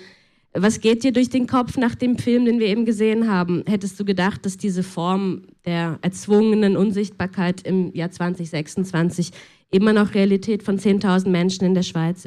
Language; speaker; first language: German; native; German